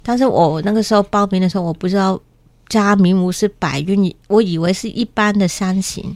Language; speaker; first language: Chinese; non-native, local second language; Cantonese